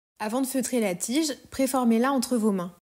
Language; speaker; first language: French; native; French